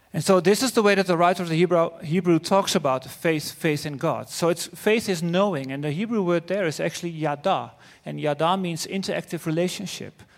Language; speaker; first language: English; non-native, fluent; Dutch